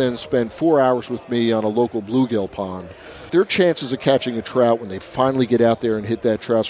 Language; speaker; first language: English; native; English